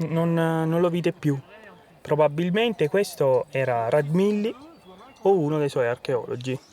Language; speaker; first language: Italian; native; Italian